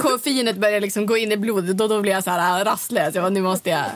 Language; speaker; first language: Swedish; native; Swedish